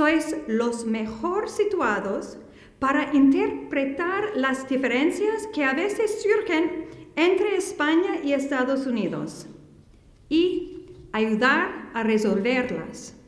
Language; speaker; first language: Spanish; non-native, fluent; English